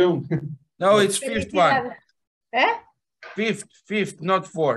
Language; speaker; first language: English; non-native, fluent; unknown